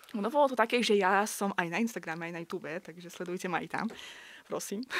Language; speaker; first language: Slovak; non-native, fluent; Russian